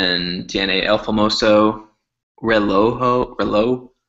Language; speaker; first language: Spanish; non-native, learner; English